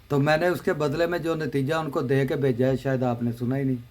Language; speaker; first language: Hindi; non-native, local second language; Punjabi